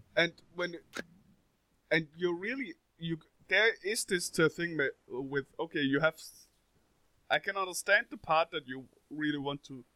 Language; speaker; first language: English; non-native, fluent; Danish